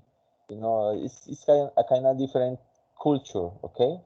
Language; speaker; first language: English; non-native, fluent; Spanish